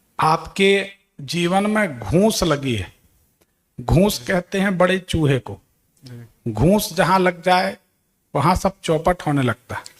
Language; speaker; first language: Hindi; native; Hindi